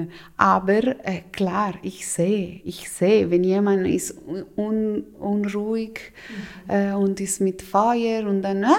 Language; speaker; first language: German; non-native, local second language; Italian